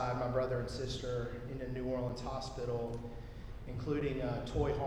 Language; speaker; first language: English; native; English